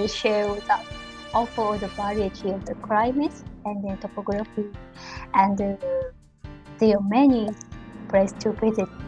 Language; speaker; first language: English; non-native, learner; Japanese